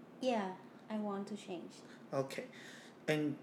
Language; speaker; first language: English; non-native, learner; Thai